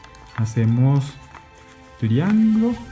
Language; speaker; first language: Spanish; non-native, learner; Japanese